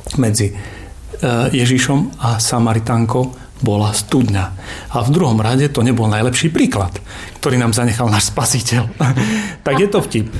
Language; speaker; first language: Slovak; native; Slovak